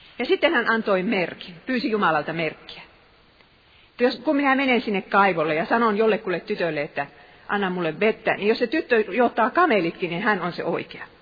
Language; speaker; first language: Finnish; native; Finnish